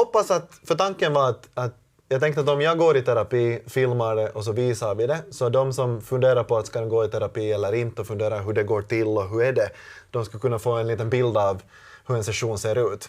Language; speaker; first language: Swedish; native; Swedish